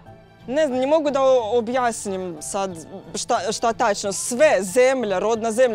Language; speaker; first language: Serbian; non-native, learner; Russian